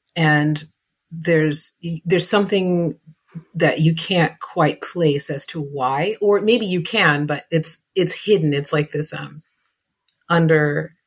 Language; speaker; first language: English; native; English